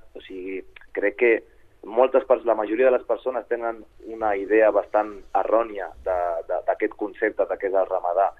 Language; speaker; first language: Catalan; early bilingual, other home language; Arabic